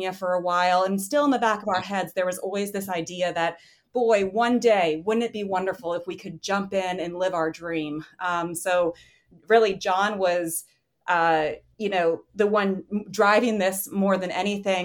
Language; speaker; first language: English; native; English